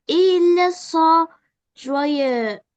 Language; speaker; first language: French; non-native, learner; Arabic